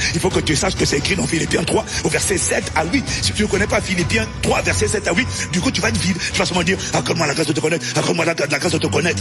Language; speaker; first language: French; native; French